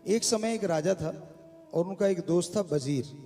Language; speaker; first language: Hindi; non-native, local second language; Punjabi